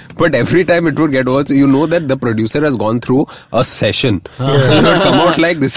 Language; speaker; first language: English; non-native, local second language; Hindi